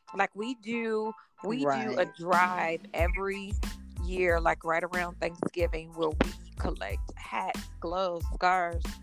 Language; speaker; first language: English; native; English